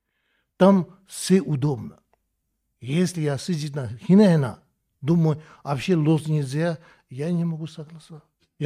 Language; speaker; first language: Russian; non-native, learner; Tibetan